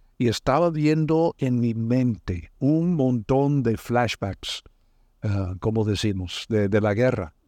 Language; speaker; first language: Spanish; non-native, fluent; English